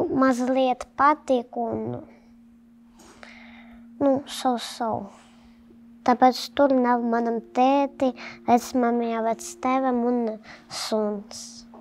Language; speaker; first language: Latvian; non-native, learner; Ukrainian